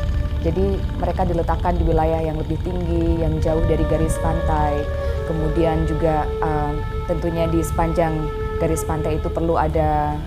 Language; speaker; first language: Indonesian; native; Indonesian